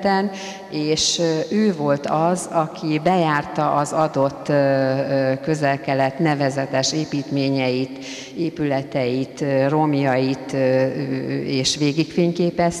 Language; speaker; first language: Hungarian; native; Hungarian